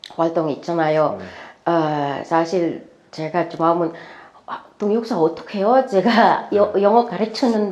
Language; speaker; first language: Korean; non-native, learner; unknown